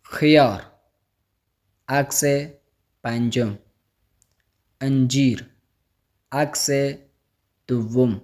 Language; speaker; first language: Persian; non-native, fluent; Urdu